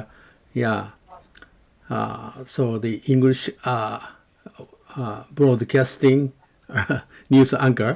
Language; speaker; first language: English; non-native, learner; Japanese